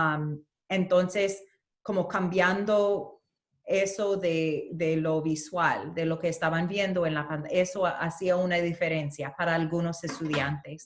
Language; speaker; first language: Spanish; early bilingual, heritage; Spanish